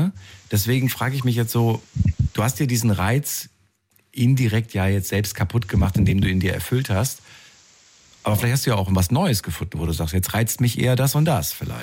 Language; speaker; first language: German; native; German